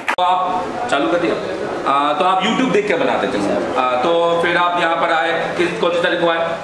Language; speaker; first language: Hindi; native; Hindi